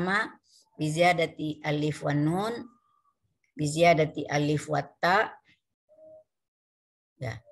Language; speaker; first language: Arabic; non-native, fluent; Indonesian